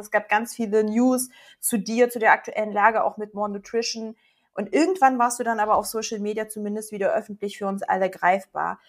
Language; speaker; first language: German; native; German